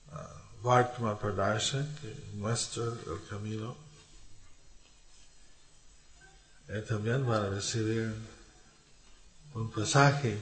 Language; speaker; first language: Spanish; non-native, learner; English